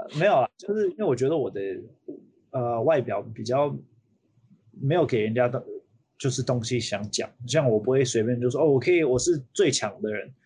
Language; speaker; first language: Chinese; early bilingual, heritage; Chinese